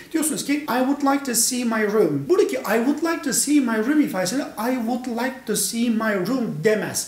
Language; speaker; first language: English; non-native, fluent; Turkish